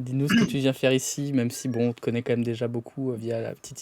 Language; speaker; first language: French; native; French